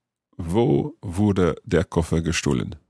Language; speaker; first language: German; non-native, learner; English